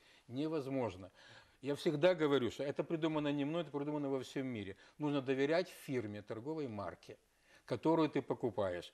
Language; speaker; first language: Russian; native; Russian